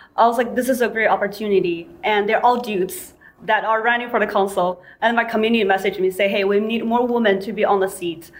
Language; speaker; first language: English; non-native, fluent; Chinese